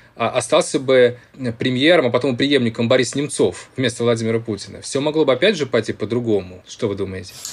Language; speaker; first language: Russian; native; Russian